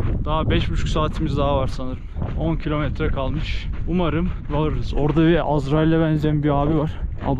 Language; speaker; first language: Turkish; native; Turkish